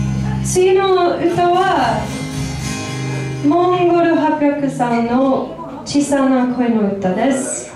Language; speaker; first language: Japanese; non-native, fluent; English